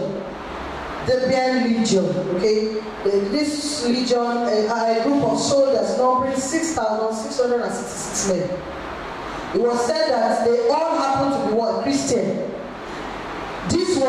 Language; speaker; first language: English; non-native, local second language; Yoruba